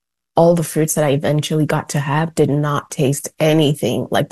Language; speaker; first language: English; non-native, local second language; Yoruba